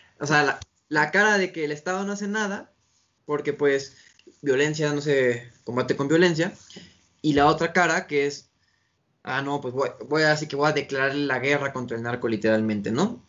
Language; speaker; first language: Spanish; native; Spanish